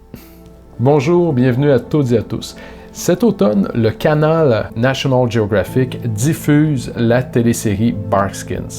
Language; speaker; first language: French; native; French